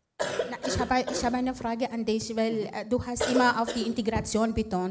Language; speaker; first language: German; non-native, fluent; Arabic